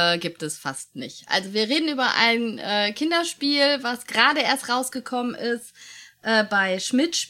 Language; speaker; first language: German; native; German